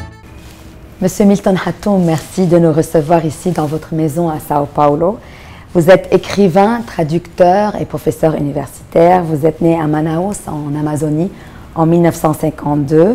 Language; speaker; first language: French; non-native, local second language; Arabic